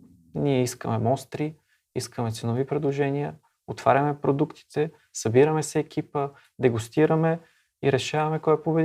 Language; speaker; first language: Bulgarian; native; Bulgarian